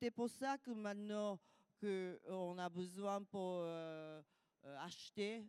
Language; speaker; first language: French; non-native, learner; Japanese